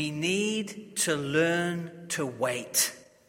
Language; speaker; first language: English; native; English